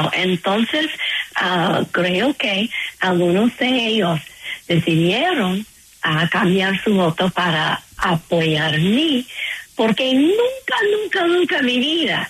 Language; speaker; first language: Spanish; non-native, fluent; English